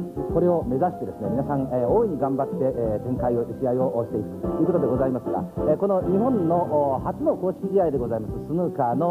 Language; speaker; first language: Japanese; native; Japanese